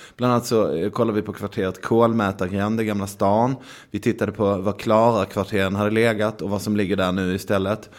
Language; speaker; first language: Swedish; native; Swedish